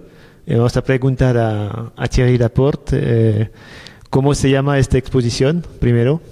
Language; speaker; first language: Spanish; non-native, learner; French